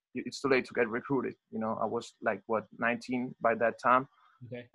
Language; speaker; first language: English; non-native, fluent; Spanish